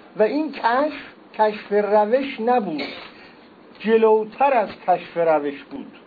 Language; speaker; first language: Persian; non-native, local second language; Azerbaijani